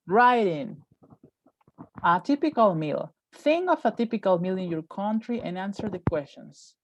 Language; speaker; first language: English; non-native, fluent; Spanish